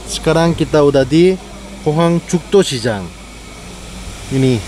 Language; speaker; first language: Indonesian; non-native, learner; Korean